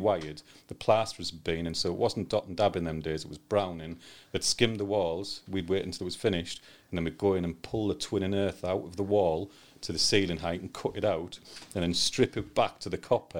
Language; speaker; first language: English; native; English